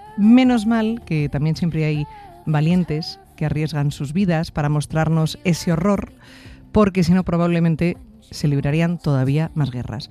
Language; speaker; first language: Spanish; native; Spanish